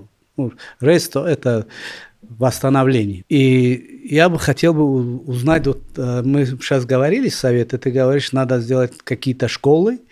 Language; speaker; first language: Russian; non-native, local second language; Tajik